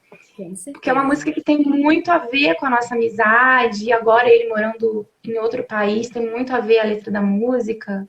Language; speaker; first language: Portuguese; native; Portuguese